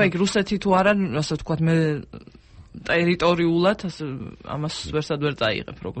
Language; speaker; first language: Georgian; native; Georgian